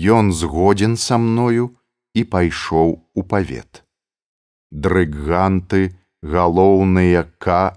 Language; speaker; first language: Belarusian; native; Belarusian